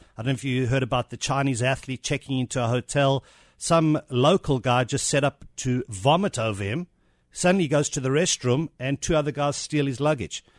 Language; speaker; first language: English; native; English